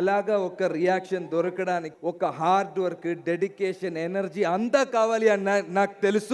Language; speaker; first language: Telugu; non-native, learner; Malayalam